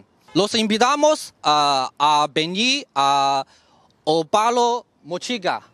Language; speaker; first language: Spanish; non-native, learner; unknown